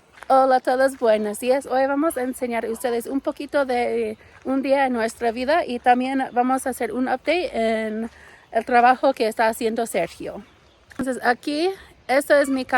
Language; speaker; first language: Spanish; non-native, learner; English